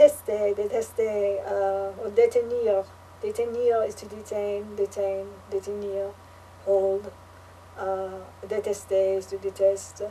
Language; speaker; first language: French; non-native, learner; English